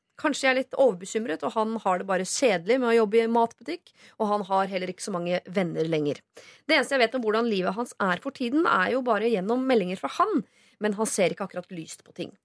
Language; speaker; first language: Norwegian; native; Norwegian